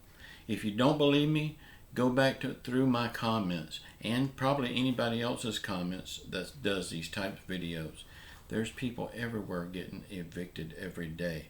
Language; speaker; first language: English; native; English